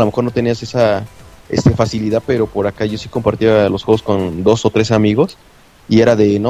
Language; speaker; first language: Spanish; native; Spanish